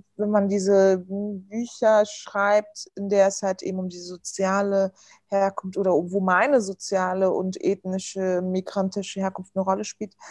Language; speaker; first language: German; early bilingual, other home language; Turkish